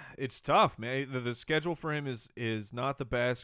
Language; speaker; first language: English; native; English